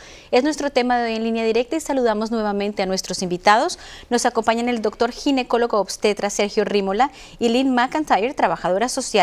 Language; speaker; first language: Spanish; native; Spanish